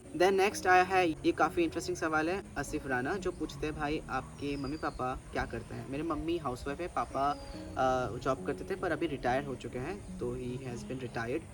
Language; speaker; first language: Hindi; non-native, local second language; Bangla